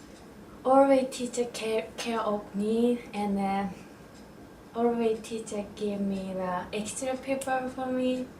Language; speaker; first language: English; non-native, learner; Japanese